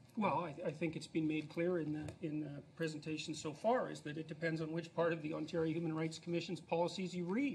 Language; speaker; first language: English; native; English